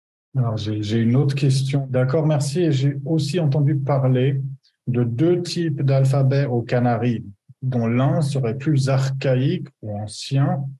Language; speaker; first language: French; native; French